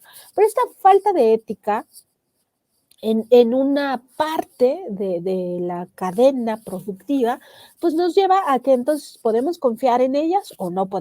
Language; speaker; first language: Spanish; native; Spanish